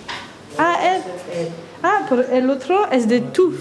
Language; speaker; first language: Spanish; non-native, learner; French